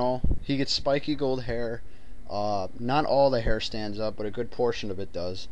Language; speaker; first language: English; native; English